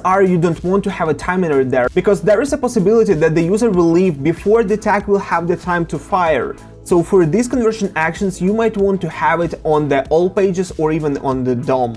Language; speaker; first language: English; non-native, fluent; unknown